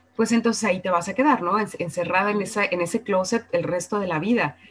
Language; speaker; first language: Spanish; native; Spanish